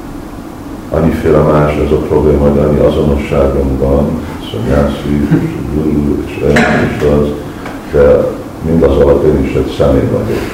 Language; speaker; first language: Hungarian; early bilingual, heritage; Hungarian